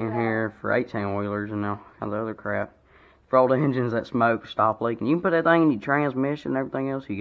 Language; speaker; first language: English; native; English